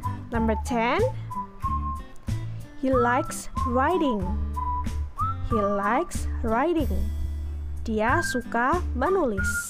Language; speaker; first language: English; non-native, fluent; Indonesian